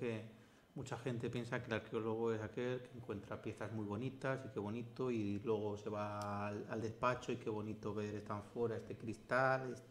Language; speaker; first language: Spanish; native; Spanish